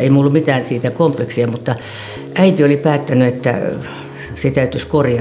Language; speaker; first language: Finnish; native; Finnish